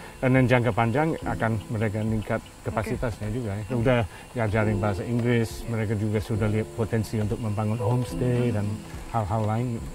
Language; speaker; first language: Indonesian; non-native, fluent; English